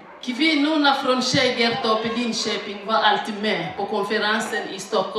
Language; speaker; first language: Swedish; non-native, fluent; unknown